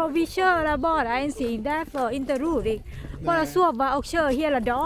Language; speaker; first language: Swedish; non-native, learner; Thai